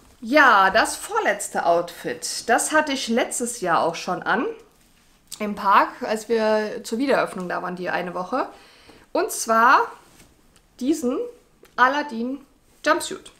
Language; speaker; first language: German; native; German